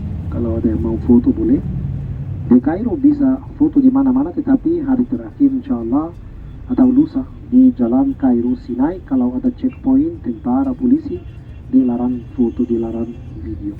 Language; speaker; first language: Indonesian; non-native, fluent; Arabic